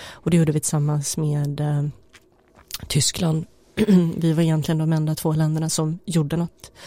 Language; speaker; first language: Swedish; early bilingual, other home language; Bosnian